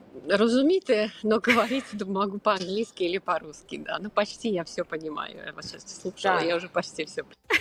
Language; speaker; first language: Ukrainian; non-native, learner; Georgian